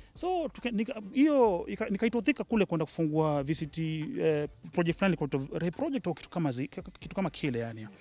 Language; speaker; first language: Swahili; native; Swahili